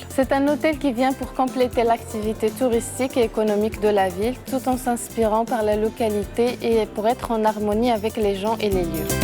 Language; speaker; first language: French; non-native, local second language; Arabic